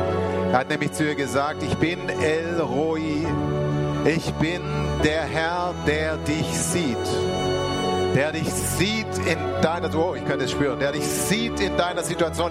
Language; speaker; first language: German; native; German